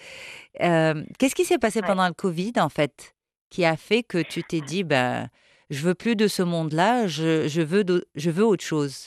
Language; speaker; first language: French; non-native, local second language; Arabic